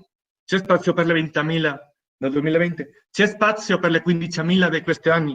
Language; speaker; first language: Italian; non-native, fluent; Spanish